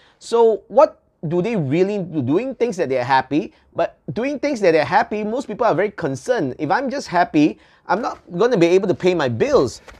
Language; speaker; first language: English; non-native, local second language; Chinese